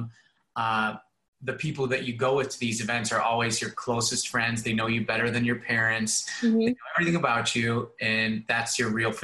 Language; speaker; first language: English; native; English